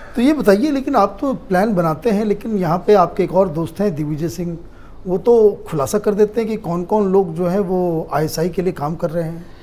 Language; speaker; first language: Hindi; native; Hindi